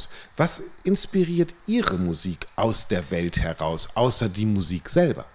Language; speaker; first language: German; native; German